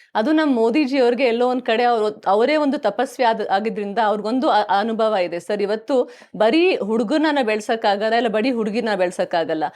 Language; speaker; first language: Kannada; native; Kannada